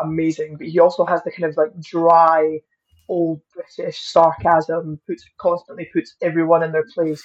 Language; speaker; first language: English; native; English